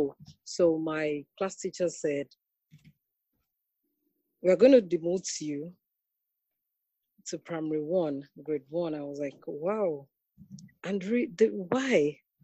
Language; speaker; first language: English; non-native, local second language; Yoruba